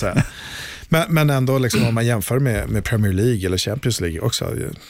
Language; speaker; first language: Swedish; native; Swedish